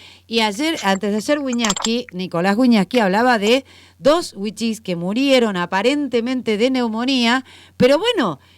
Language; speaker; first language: Spanish; native; Spanish